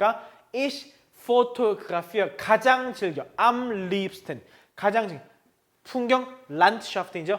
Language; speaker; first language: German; non-native, fluent; Korean